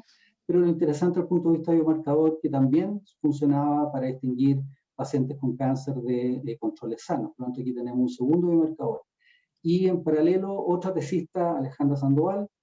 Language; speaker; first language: Spanish; native; Spanish